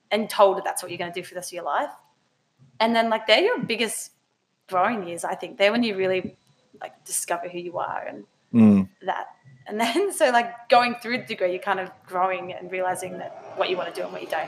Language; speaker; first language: English; native; English